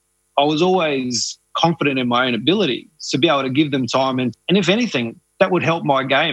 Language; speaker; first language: English; native; English